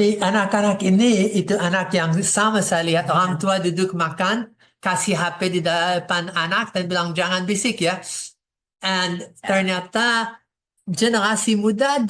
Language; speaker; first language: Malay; non-native, fluent; English